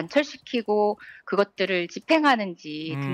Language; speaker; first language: Korean; native; Korean